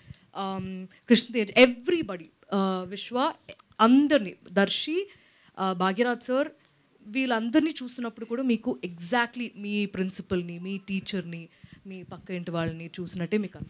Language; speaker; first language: Telugu; non-native, local second language; Malayalam